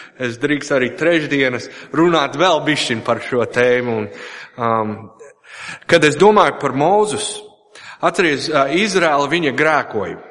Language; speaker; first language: Latvian; non-native, fluent; English